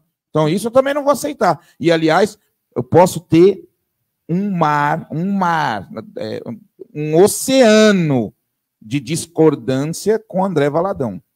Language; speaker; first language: Portuguese; native; Portuguese